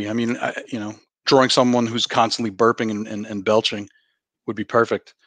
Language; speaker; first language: English; native; English